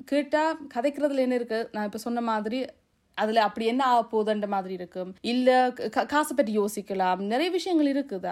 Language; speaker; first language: Tamil; early bilingual, heritage; Tamil